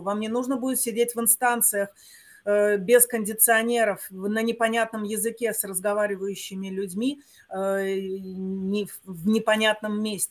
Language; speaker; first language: Russian; native; Russian